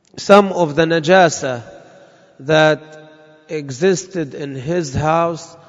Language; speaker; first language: English; non-native, fluent; Arabic